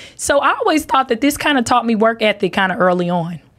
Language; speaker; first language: English; native; English